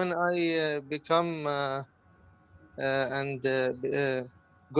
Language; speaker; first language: English; non-native, learner; Arabic